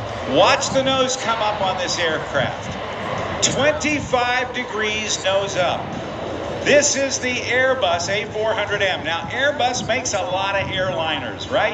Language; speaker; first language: English; native; English